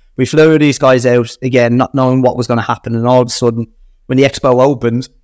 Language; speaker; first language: English; native; English